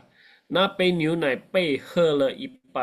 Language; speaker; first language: Chinese; non-native, fluent; Indonesian